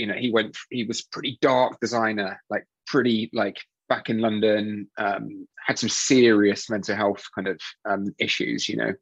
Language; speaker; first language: English; native; English